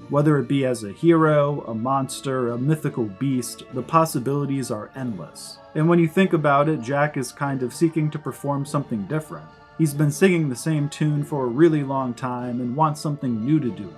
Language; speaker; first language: English; native; English